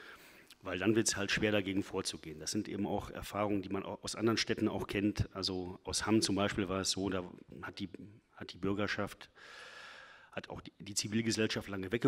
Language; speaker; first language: German; native; German